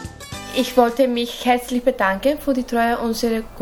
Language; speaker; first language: German; non-native, learner; Greek